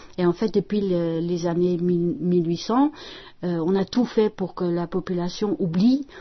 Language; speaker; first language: French; non-native, fluent; Dutch